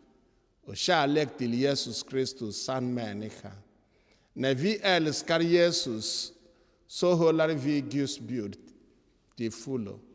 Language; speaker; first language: Swedish; non-native, fluent; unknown